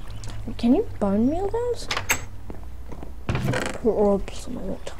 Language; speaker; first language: English; native; English